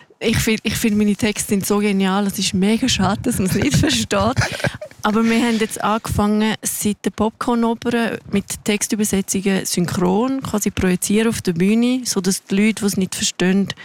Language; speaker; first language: German; non-native, local second language; Romansh